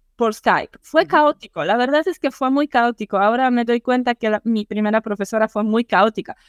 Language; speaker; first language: Spanish; non-native, fluent; Polish